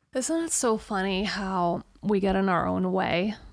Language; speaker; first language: English; early bilingual, other home language; Romanian